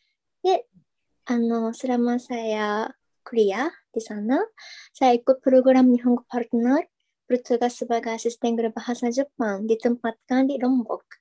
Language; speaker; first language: Indonesian; non-native, fluent; Japanese